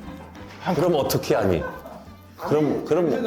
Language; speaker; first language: Korean; native; Korean